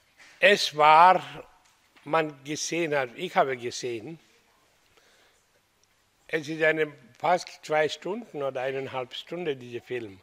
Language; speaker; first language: German; non-native, learner; Hindi